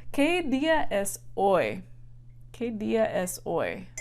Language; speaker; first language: Spanish; non-native, fluent; English